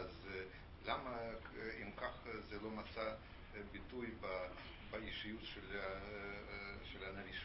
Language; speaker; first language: Hebrew; non-native, fluent; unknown